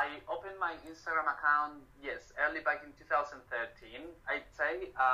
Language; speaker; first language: English; non-native, fluent; Spanish